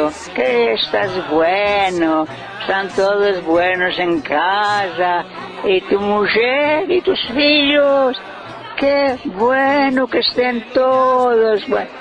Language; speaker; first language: Spanish; early bilingual, heritage; Ladino